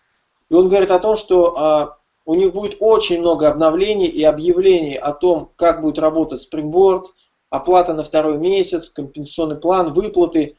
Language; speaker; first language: Russian; native; Russian